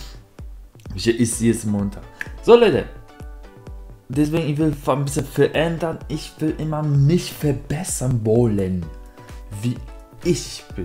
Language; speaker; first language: German; non-native, learner; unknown